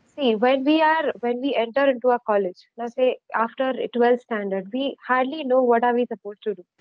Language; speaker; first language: English; non-native, local second language; Marathi